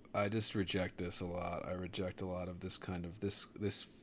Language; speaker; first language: English; native; English